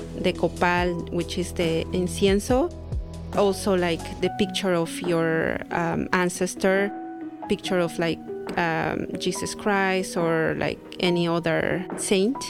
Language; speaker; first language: English; non-native, fluent; Spanish